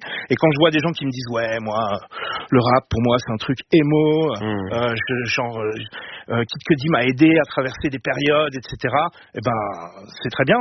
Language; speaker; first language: French; native; French